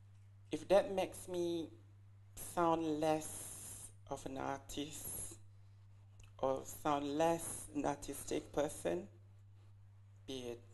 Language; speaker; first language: English; non-native, local second language; Malay